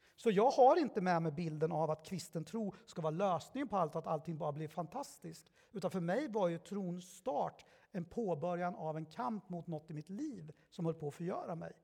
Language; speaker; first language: Swedish; early bilingual, other home language; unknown